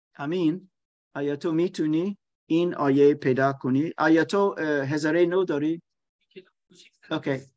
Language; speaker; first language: Persian; non-native, learner; German